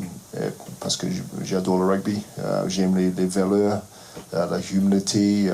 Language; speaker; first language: French; non-native, fluent; English